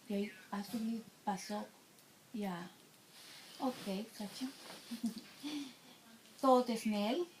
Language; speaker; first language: Dutch; non-native, learner; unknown